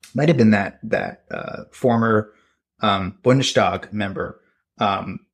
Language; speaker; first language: English; native; English